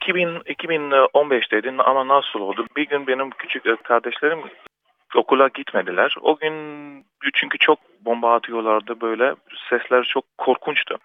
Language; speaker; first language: Turkish; early bilingual, heritage; Turkish